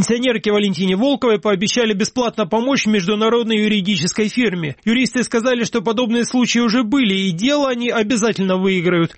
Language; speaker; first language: Ukrainian; non-native, local second language; Russian